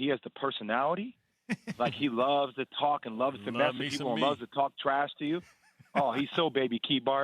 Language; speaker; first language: English; native; English